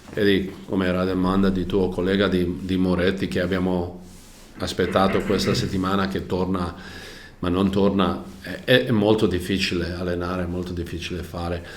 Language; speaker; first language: Italian; non-native, learner; Croatian